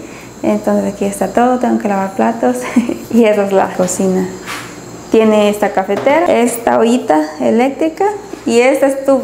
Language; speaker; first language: Spanish; native; Spanish